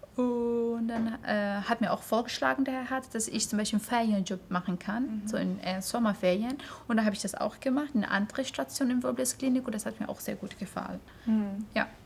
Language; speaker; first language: German; non-native, fluent; Arabic